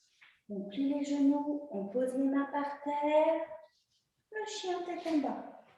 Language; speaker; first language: French; native; French